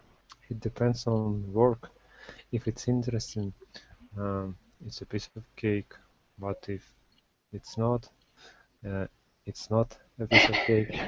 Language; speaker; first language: English; non-native, learner; Russian